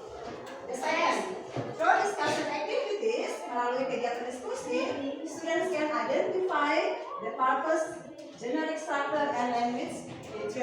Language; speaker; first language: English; non-native, learner; Indonesian